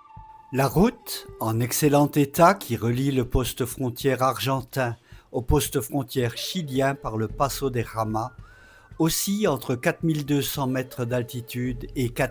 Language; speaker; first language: French; native; French